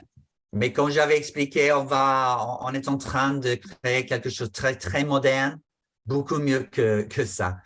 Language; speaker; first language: French; non-native, fluent; English